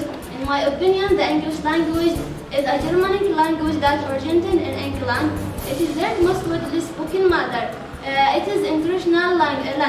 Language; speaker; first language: English; non-native, learner; Arabic